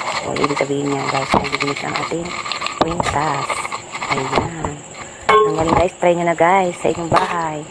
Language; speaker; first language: Filipino; non-native, local second language; Bikol